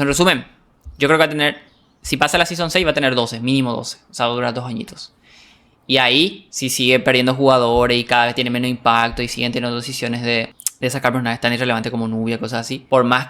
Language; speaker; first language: Spanish; native; Spanish